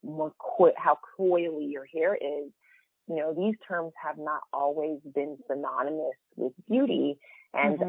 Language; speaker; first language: English; native; English